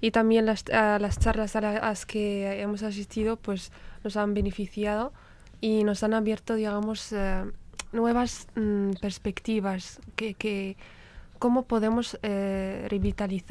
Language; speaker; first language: Spanish; non-native, fluent; Riffian